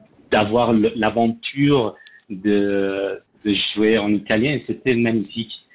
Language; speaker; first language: French; non-native, fluent; Persian